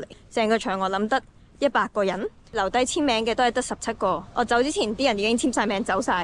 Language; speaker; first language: Cantonese; native; Cantonese